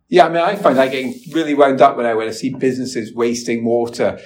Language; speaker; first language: English; native; English